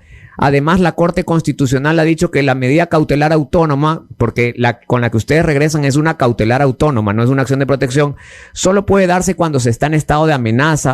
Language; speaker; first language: Spanish; native; Spanish